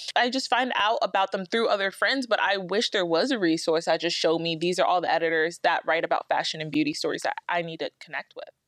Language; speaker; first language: English; early bilingual, other home language; Akan